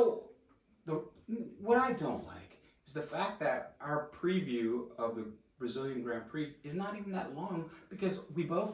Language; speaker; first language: English; native; English